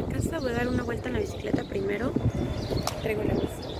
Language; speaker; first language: Spanish; native; Spanish